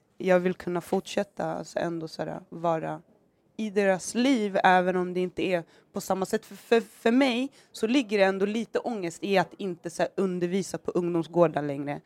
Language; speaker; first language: Swedish; early bilingual, other home language; Somali